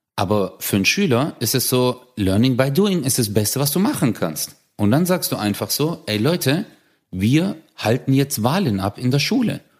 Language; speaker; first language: German; early bilingual, other home language; Turkish